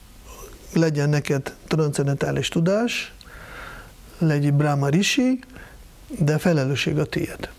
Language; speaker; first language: Hungarian; non-native, fluent; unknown